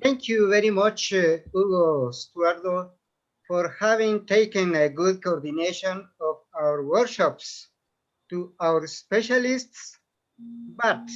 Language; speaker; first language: English; non-native, fluent; Spanish